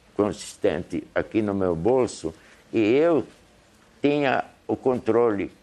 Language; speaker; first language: Portuguese; early bilingual, other home language; Hungarian